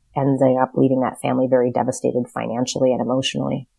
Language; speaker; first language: English; native; English